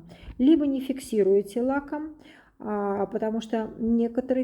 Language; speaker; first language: Russian; native; Russian